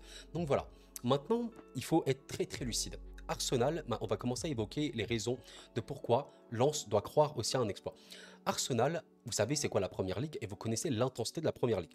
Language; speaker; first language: French; native; French